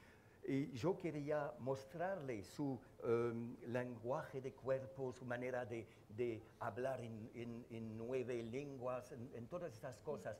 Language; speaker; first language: Spanish; non-native, fluent; French